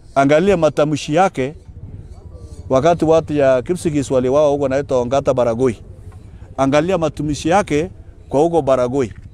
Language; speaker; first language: Swahili; non-native, local second language; Kalenjin